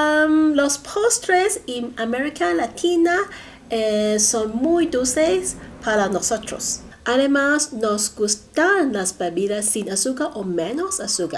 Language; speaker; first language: Spanish; non-native, learner; Cantonese